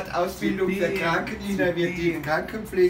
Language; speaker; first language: German; native; German